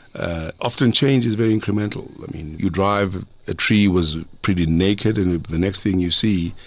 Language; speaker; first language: English; non-native, local second language; Zulu